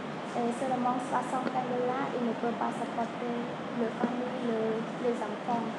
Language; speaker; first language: French; non-native, learner; Khmer